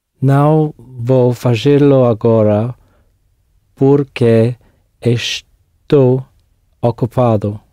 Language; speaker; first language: Portuguese; non-native, learner; English